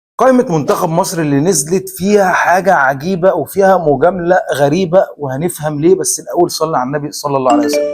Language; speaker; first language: Arabic; native; Arabic